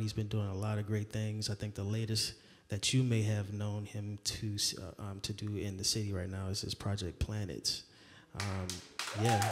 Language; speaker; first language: English; native; English